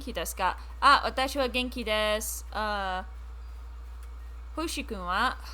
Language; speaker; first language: Japanese; non-native, learner; English